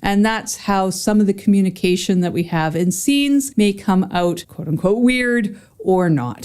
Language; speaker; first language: English; native; English